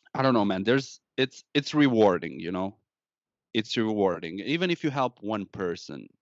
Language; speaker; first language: English; non-native, fluent; Romanian